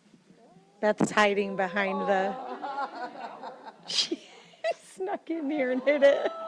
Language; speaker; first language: English; native; English